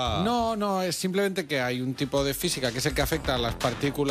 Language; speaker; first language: Spanish; native; Spanish